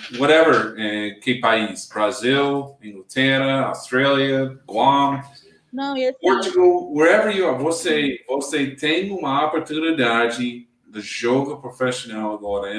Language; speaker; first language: Portuguese; non-native, learner; English